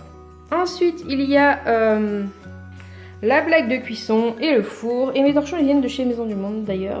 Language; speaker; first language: French; native; French